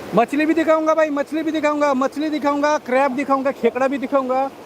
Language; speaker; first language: Hindi; non-native, local second language; Marathi